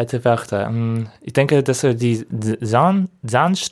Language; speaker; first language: German; non-native, learner; English